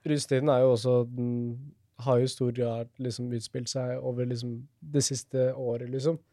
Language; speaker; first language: Norwegian; native; Norwegian